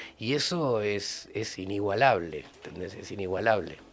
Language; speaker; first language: Spanish; native; Spanish